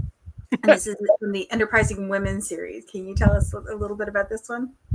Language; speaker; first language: English; native; English